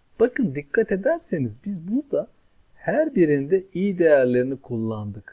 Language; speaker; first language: Turkish; native; Turkish